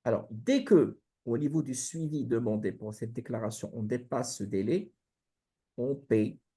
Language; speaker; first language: French; non-native, local second language; Arabic